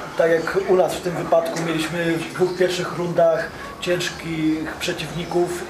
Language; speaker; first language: Polish; non-native, fluent; Serbian